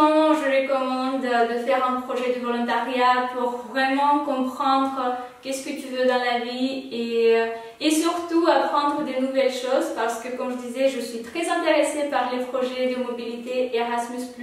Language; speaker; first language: French; non-native, fluent; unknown